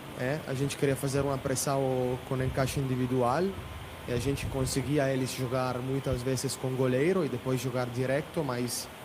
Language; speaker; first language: Portuguese; non-native, fluent; Italian